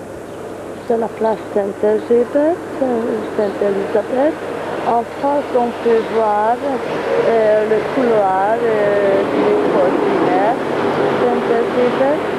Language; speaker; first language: French; non-native, fluent; Hungarian